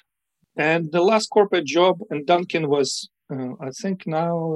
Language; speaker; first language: English; non-native, fluent; Ukrainian